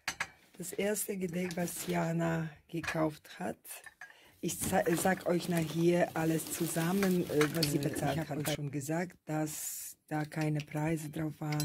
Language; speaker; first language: German; non-native, fluent; Russian